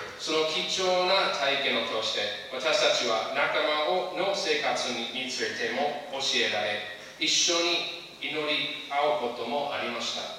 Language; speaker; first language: Japanese; non-native, fluent; English